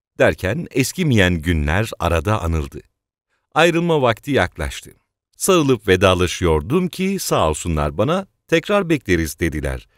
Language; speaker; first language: Turkish; native; Turkish